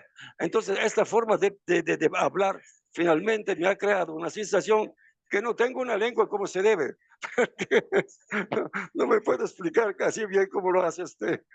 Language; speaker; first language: Spanish; non-native, fluent; Italian